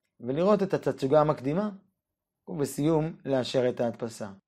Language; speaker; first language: Hebrew; native; Hebrew